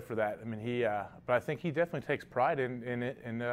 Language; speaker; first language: English; native; English